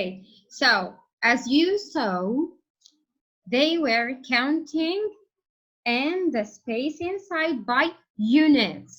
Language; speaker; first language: English; non-native, fluent; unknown